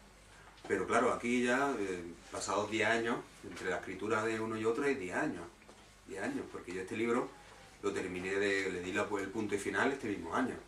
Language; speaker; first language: Spanish; native; Spanish